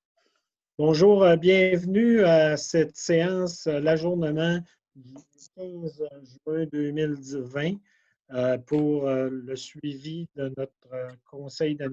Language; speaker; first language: French; native; French